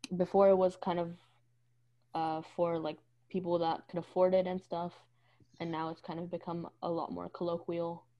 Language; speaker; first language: English; native; English